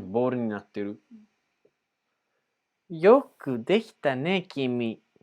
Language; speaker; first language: Japanese; non-native, fluent; English